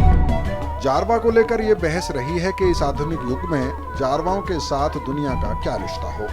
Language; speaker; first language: Hindi; native; Hindi